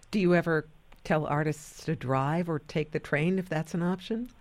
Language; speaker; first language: English; native; English